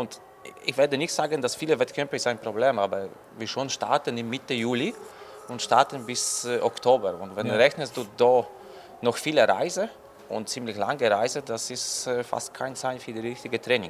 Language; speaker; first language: German; non-native, learner; Polish